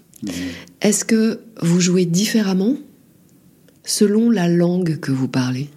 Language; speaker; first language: French; native; French